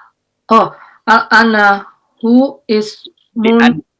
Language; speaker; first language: Arabic; non-native, learner; Indonesian